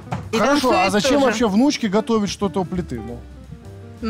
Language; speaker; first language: Russian; native; Russian